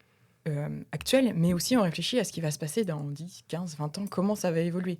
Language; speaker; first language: French; native; French